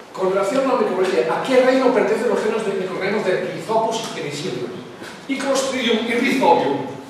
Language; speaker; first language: Spanish; non-native, local second language; Catalan